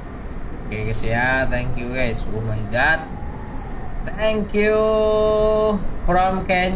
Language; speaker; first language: English; non-native, local second language; Indonesian